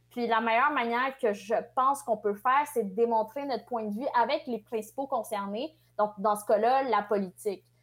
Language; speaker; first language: French; early bilingual, other home language; Tamil